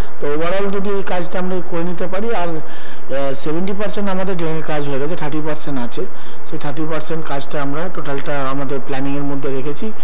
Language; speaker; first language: Bangla; native; Bangla